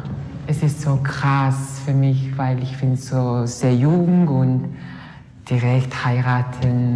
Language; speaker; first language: German; non-native, learner; Mongolian